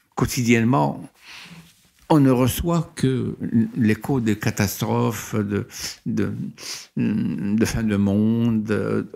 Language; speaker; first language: French; non-native, local second language; Arabic